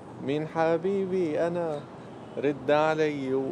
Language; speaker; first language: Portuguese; non-native, learner; Arabic